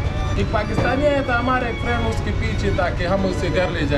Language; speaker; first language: Hindi; non-native, fluent; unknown